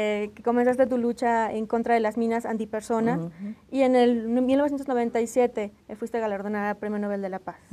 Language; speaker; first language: Spanish; native; Spanish